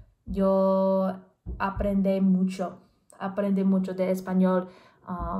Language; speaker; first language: Spanish; non-native, learner; English